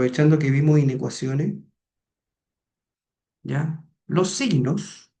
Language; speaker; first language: Spanish; native; Spanish